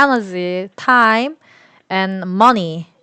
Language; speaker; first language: English; non-native, learner; Korean